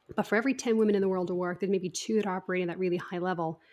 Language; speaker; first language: English; native; English